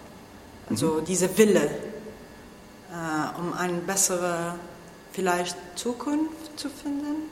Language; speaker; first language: German; non-native, learner; Arabic